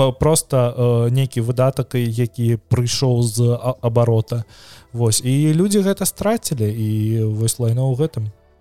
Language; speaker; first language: Belarusian; non-native, local second language; Russian